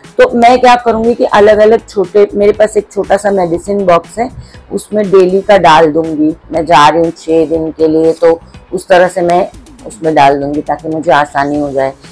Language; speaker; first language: Hindi; non-native, local second language; Marathi